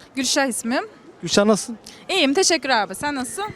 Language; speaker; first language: Turkish; native; Turkish